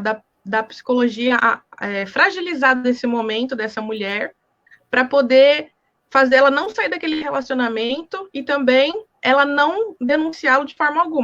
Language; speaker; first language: Portuguese; native; Portuguese